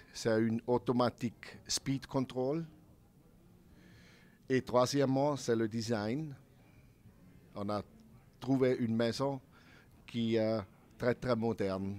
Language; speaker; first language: French; non-native, learner; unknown